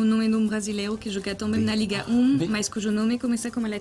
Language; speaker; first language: Portuguese; non-native, learner; French